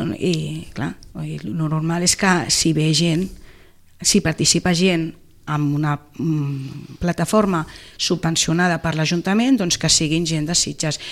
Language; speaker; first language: Catalan; native; Catalan